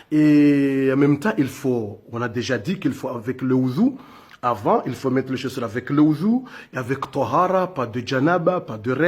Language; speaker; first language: French; non-native, local second language; Comorian